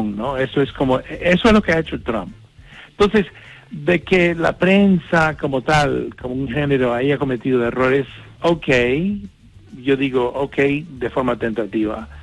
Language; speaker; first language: Spanish; non-native, fluent; English